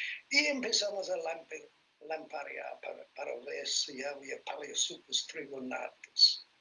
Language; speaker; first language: Spanish; non-native, fluent; English